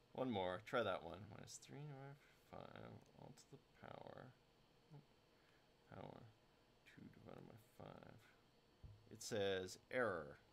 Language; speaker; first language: English; native; English